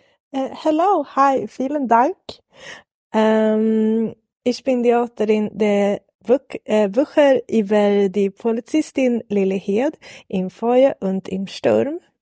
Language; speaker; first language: German; non-native, learner; Swedish